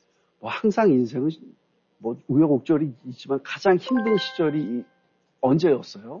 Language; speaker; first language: Korean; native; Korean